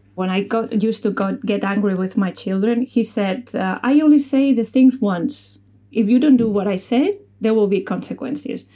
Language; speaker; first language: English; non-native, fluent; Spanish